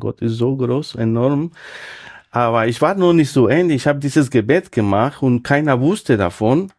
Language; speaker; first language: German; non-native, fluent; Spanish